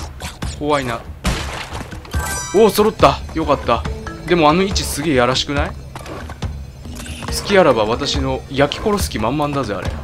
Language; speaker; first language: Japanese; native; Japanese